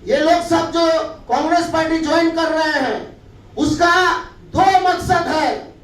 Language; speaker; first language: Hindi; non-native, local second language; Bangla